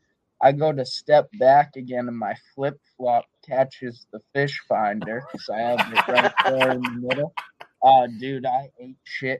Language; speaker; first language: English; native; English